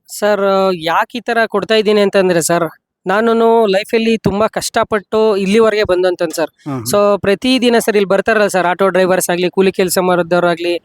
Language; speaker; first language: Kannada; native; Kannada